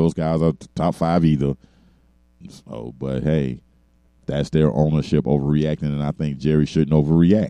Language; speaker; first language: English; native; English